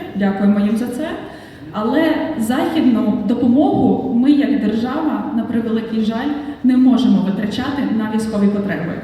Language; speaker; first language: Ukrainian; non-native, local second language; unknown